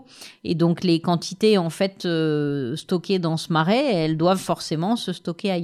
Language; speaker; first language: French; native; French